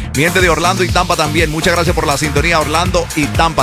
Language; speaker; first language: Spanish; native; Spanish